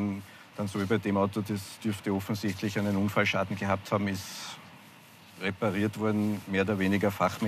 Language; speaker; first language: German; native; German